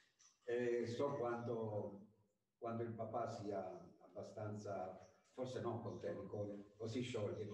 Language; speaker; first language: Italian; native; Italian